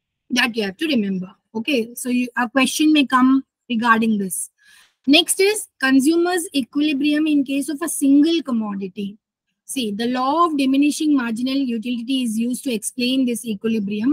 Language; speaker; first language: English; non-native, local second language; Telugu